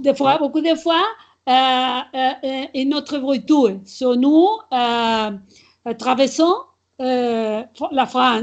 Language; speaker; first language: French; non-native, learner; Catalan